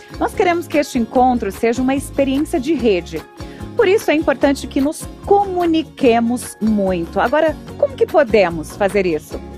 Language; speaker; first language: Portuguese; native; Portuguese